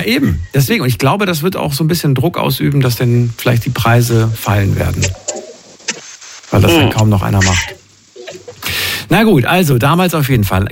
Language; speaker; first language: German; native; German